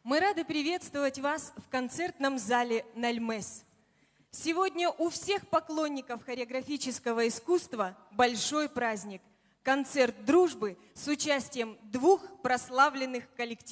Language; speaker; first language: Russian; native; Russian